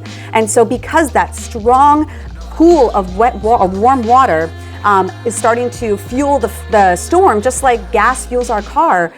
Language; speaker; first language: English; native; English